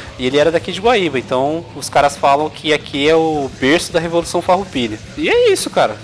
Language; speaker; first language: Portuguese; native; Portuguese